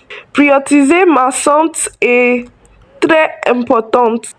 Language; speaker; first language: French; non-native, learner; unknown